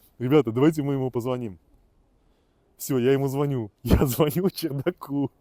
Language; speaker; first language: Russian; native; Russian